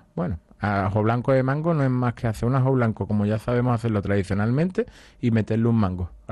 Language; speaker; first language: Spanish; native; Spanish